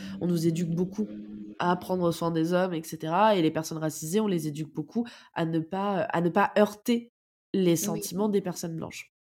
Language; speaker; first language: French; native; French